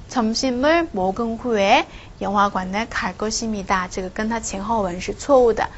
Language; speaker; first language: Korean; non-native, fluent; Chinese